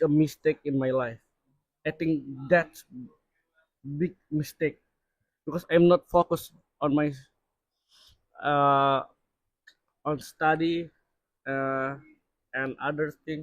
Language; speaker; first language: English; non-native, learner; Indonesian